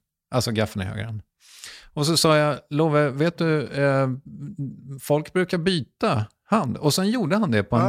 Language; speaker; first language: Swedish; native; Swedish